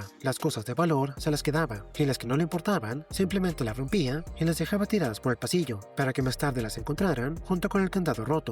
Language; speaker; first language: Spanish; native; Spanish